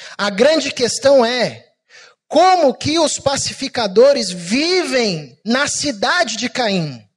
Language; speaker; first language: Portuguese; native; Portuguese